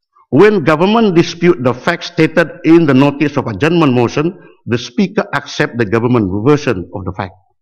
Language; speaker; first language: English; non-native, local second language; Malay